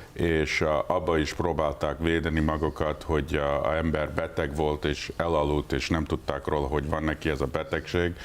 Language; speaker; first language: Hungarian; early bilingual, heritage; English